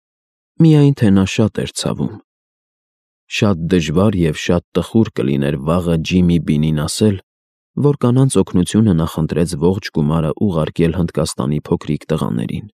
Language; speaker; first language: Armenian; native; Armenian